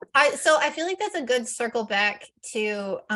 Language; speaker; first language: English; native; English